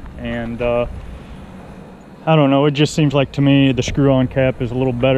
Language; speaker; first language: English; native; English